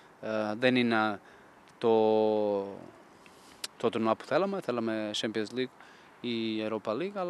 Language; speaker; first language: Greek; non-native, fluent; Portuguese